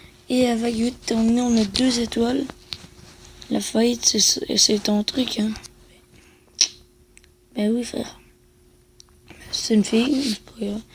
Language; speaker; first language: French; native; French